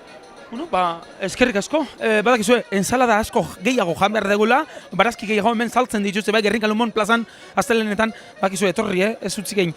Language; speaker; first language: Basque; native; Basque